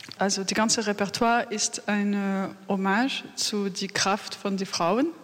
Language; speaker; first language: German; non-native, fluent; French